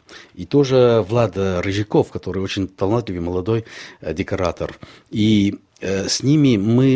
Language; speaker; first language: Russian; non-native, local second language; Armenian